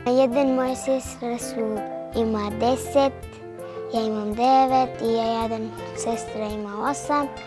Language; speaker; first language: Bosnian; non-native, learner; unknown